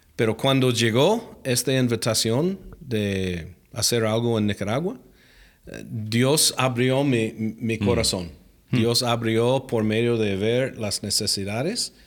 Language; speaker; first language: Spanish; non-native, fluent; English